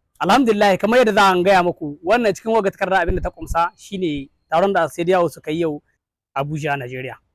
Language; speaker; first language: Hausa; native; Hausa